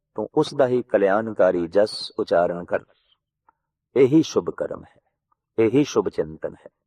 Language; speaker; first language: Hindi; non-native, local second language; Punjabi